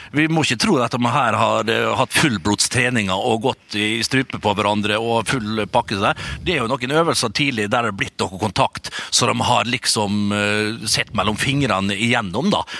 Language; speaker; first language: Norwegian; native; Norwegian